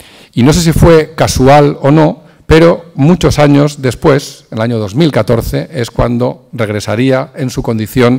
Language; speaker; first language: Spanish; native; Spanish